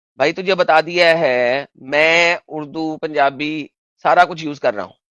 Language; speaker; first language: Urdu; non-native, local second language; Punjabi